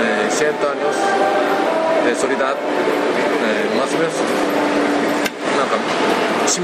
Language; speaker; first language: Spanish; non-native, learner; Japanese